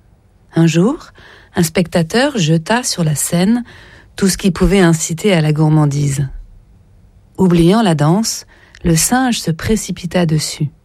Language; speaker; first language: French; native; French